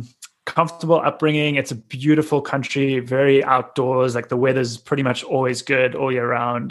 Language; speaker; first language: English; native; English